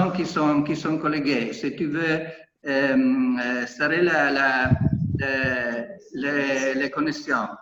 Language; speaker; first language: French; non-native, learner; Italian